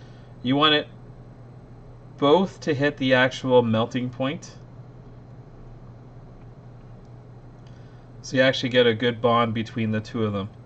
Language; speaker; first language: English; native; English